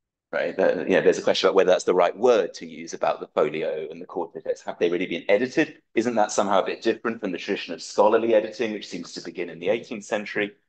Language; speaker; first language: English; native; English